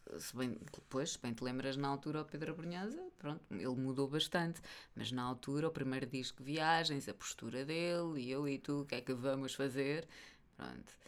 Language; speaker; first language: Portuguese; native; Portuguese